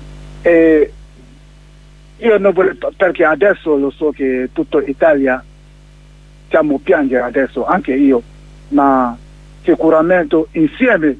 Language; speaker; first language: Italian; non-native, learner; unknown